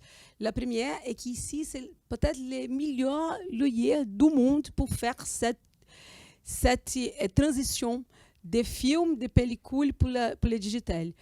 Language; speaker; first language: French; non-native, fluent; Portuguese